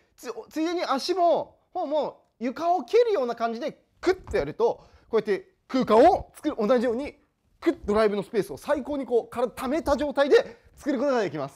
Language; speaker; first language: Japanese; native; Japanese